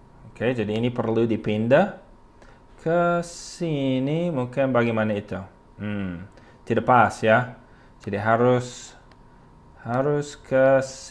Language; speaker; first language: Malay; non-native, fluent; English